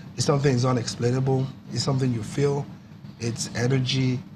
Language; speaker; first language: English; non-native, local second language; Yoruba